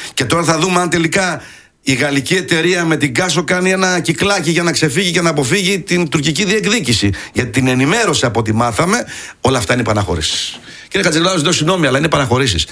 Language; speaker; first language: Greek; early bilingual, heritage; Greek